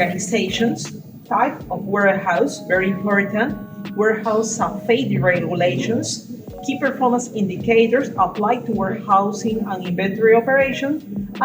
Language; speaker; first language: English; non-native, fluent; Spanish